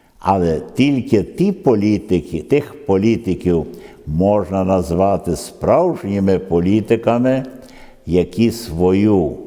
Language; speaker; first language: Ukrainian; early bilingual, other home language; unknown